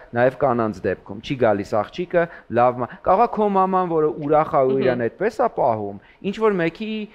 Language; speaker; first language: Armenian; native; Armenian